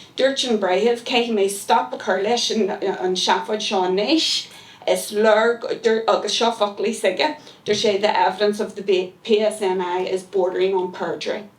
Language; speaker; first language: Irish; non-native, local second language; English